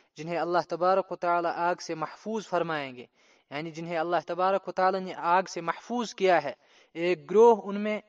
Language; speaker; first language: Urdu; non-native, local second language; Kashmiri